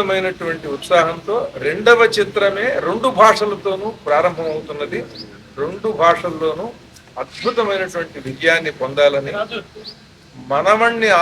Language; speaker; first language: Telugu; native; Telugu